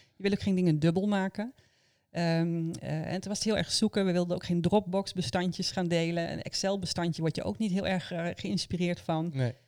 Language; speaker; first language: Dutch; native; Dutch